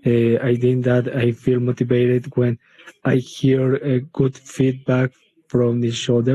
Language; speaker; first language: English; non-native, learner; Spanish